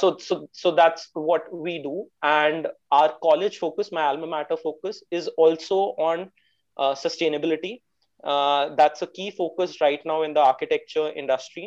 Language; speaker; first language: English; non-native, local second language; Hindi